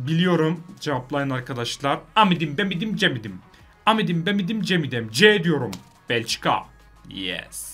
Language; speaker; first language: Turkish; native; Turkish